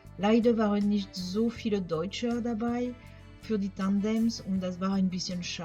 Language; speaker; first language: German; non-native, learner; French